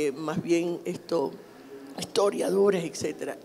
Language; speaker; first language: Spanish; native; Spanish